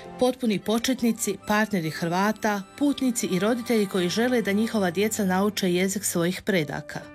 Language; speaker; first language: Croatian; native; Croatian